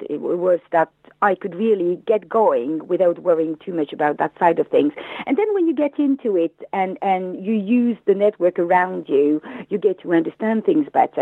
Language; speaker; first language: English; non-native, fluent; French